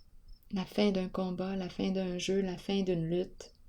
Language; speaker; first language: French; native; French